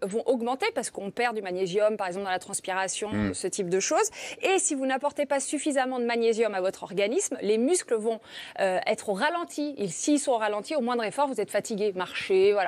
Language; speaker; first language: French; native; French